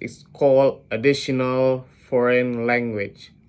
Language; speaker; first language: English; non-native, learner; Indonesian